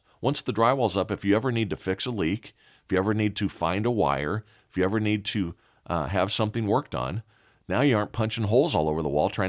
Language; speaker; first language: English; native; English